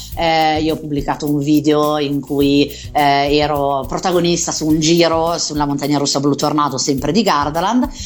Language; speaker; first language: Italian; native; Italian